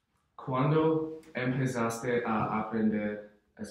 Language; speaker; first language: Spanish; non-native, learner; English